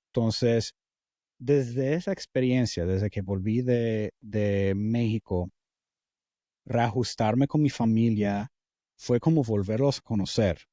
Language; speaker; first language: Spanish; non-native, fluent; English